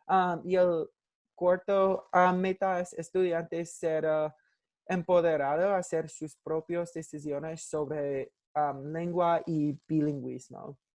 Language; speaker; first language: Spanish; non-native, learner; English